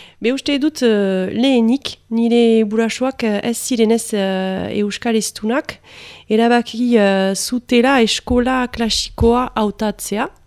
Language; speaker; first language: Basque; non-native, local second language; French